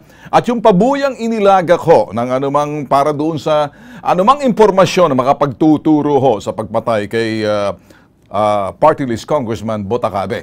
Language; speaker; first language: Filipino; native; Filipino